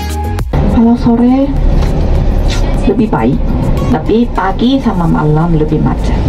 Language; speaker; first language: Indonesian; non-native, fluent; Korean